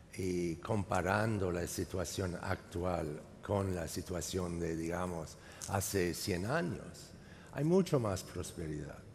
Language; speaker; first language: Spanish; non-native, fluent; English